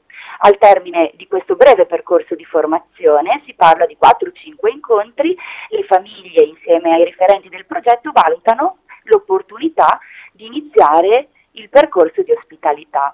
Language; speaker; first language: Italian; native; Italian